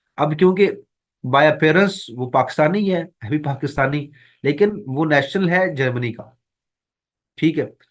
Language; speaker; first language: Urdu; non-native, local second language; Punjabi